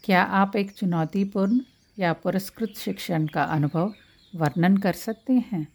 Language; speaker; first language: Hindi; non-native, local second language; Telugu